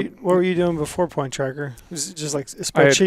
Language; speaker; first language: English; native; English